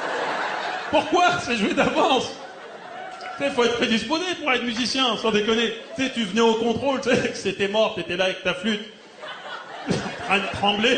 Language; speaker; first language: French; early bilingual, other home language; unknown